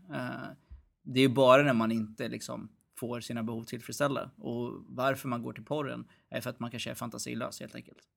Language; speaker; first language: Swedish; early bilingual, other home language; Arabic